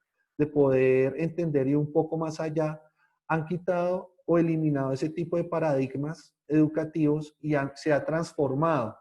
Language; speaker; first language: Spanish; native; Spanish